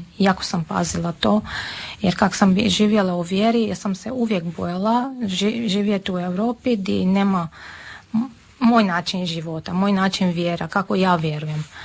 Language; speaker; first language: Serbian; non-native, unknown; Armenian